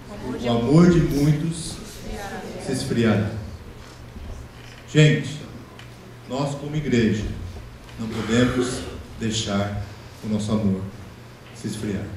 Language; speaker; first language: Portuguese; native; Portuguese